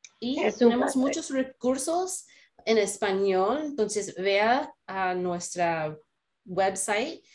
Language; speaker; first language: Spanish; non-native, learner; English